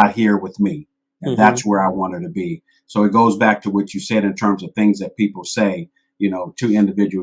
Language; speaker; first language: English; native; English